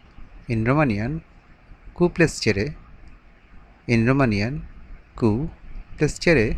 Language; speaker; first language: Romanian; non-native, learner; Bangla